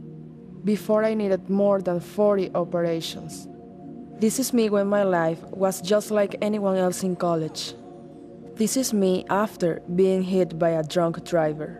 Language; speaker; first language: English; non-native, fluent; Spanish